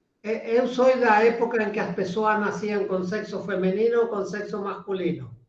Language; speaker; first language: Portuguese; non-native, fluent; Spanish